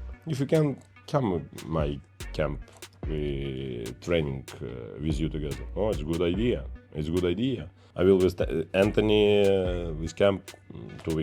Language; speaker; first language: English; non-native, learner; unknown